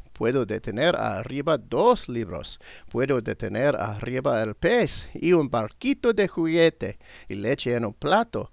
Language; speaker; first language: Spanish; non-native, learner; English